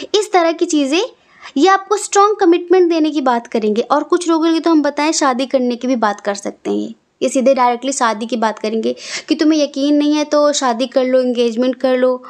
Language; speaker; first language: Hindi; native; Hindi